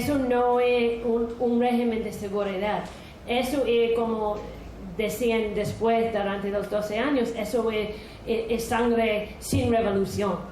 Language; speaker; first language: Spanish; non-native, fluent; English